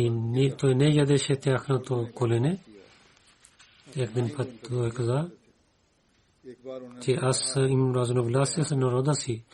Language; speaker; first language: Bulgarian; non-native, learner; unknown